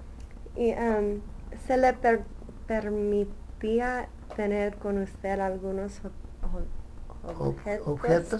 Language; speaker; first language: Spanish; early bilingual, heritage; Spanish